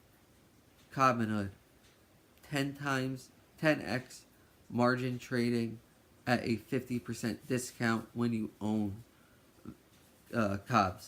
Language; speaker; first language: English; native; English